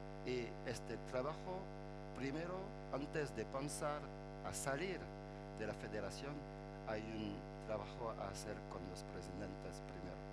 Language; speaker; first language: Spanish; non-native, fluent; French